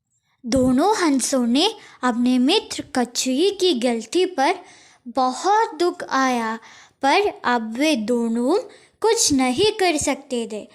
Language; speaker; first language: Hindi; non-native, local second language; Malayalam